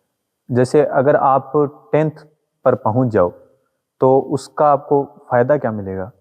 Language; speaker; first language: Hindi; native; Hindi